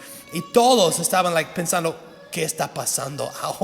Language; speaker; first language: Spanish; non-native, fluent; English